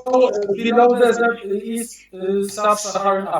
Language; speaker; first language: English; non-native, learner; Polish